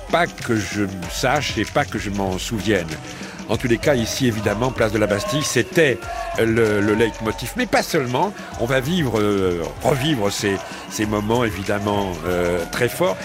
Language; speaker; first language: French; native; French